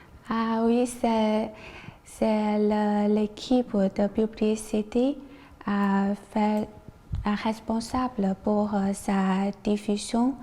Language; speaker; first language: French; non-native, learner; Chinese